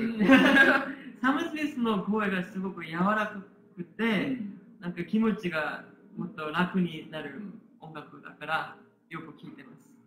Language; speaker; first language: Japanese; non-native, learner; Korean